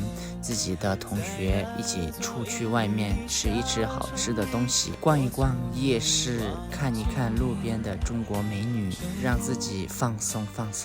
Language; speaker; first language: Chinese; non-native, fluent; Lao